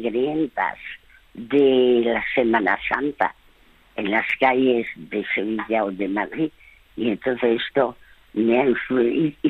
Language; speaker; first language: Spanish; early bilingual, other home language; French